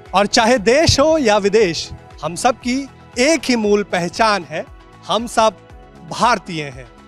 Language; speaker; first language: Hindi; native; Hindi